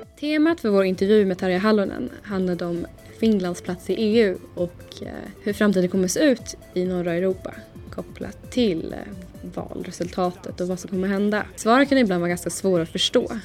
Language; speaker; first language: Swedish; native; Swedish